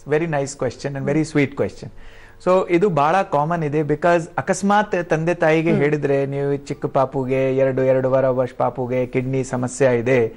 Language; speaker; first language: Kannada; non-native, learner; Hindi